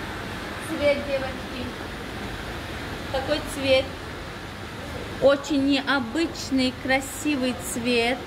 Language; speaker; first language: Russian; non-native, local second language; Tajik